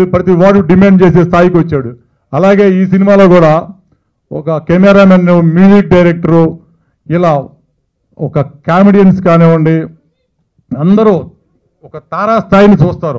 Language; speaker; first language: Telugu; native; Telugu